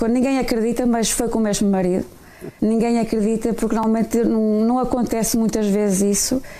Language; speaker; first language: Portuguese; native; Portuguese